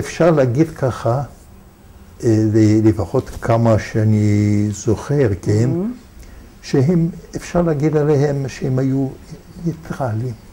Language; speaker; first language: Hebrew; non-native, fluent; Yiddish